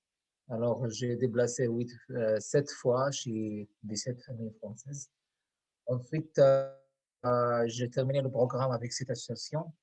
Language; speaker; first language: French; non-native, fluent; Arabic